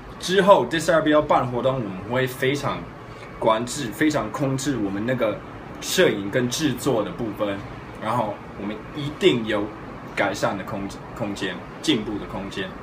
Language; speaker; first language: Chinese; early bilingual, heritage; Chinese